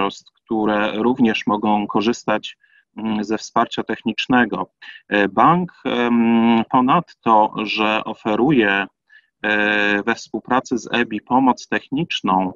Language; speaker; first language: Polish; native; Polish